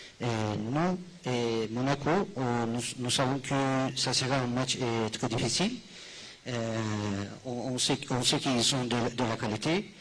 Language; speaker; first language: French; non-native, fluent; Turkish